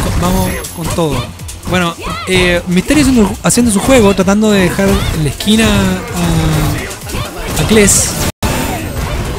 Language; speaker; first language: Spanish; native; Spanish